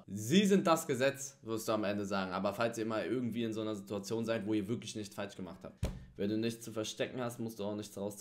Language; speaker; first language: German; native; German